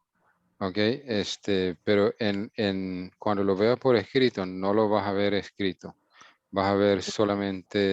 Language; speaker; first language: Spanish; non-native, fluent; English